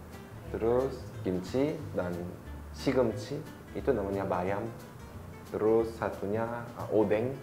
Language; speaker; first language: Indonesian; non-native, fluent; Korean